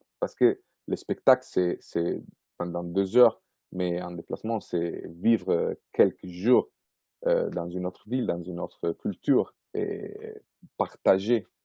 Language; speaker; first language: French; non-native, fluent; Italian